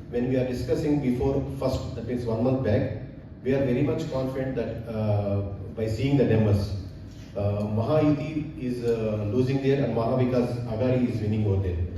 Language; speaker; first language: English; non-native, local second language; Telugu